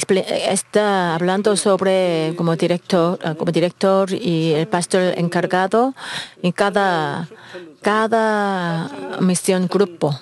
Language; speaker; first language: Spanish; non-native, learner; Korean